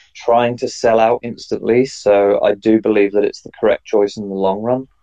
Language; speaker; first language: English; native; English